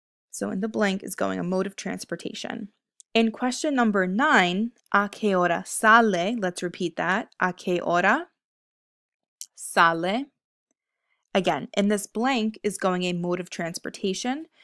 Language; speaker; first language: English; native; English